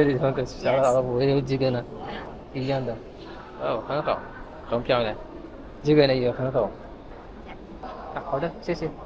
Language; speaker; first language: Chinese; non-native, learner; Amharic